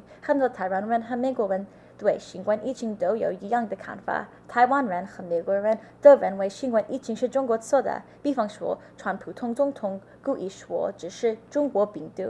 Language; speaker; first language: Chinese; non-native, learner; English